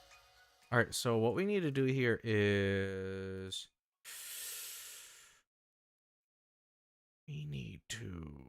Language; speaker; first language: English; native; English